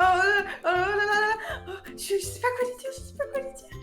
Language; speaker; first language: French; native; French